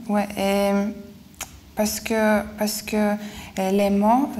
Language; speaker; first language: French; non-native, fluent; Lithuanian